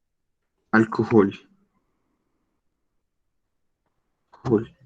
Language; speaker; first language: German; non-native, learner; Spanish